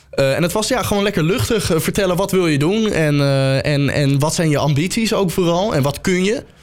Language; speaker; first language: Dutch; native; Dutch